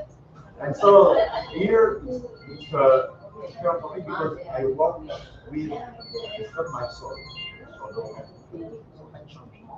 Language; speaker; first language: English; non-native, learner; French